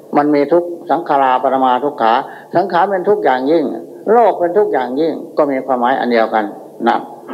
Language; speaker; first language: Thai; native; Thai